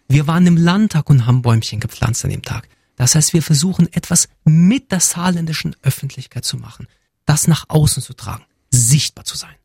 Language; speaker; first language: German; early bilingual, other home language; Russian